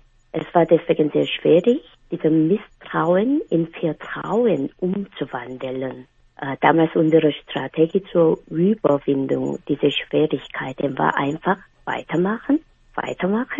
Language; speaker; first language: German; non-native, fluent; Korean